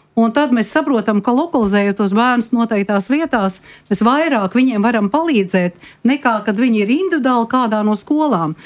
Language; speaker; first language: Latvian; native; Latvian